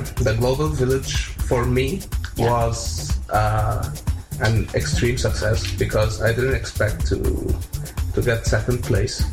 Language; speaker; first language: English; non-native, fluent; Arabic